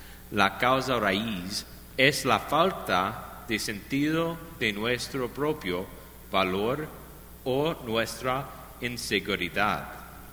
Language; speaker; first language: Spanish; non-native, learner; English